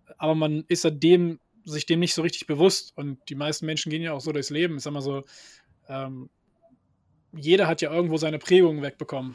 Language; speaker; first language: German; native; German